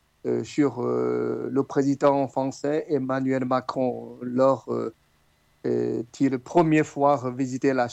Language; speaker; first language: French; non-native, fluent; Chinese